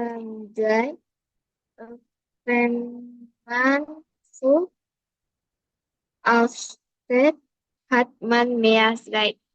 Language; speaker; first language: German; non-native, learner; Indonesian